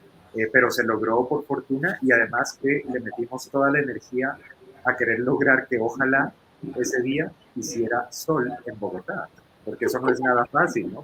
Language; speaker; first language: Spanish; native; Spanish